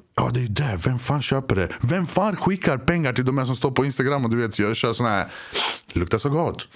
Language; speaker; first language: Swedish; early bilingual, other home language; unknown